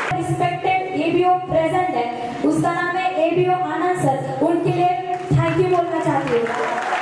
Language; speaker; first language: Hindi; non-native, local second language; Marathi